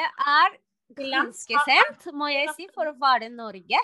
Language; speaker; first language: Norwegian; non-native, fluent; Spanish